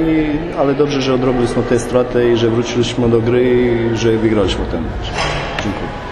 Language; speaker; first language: Polish; non-native, fluent; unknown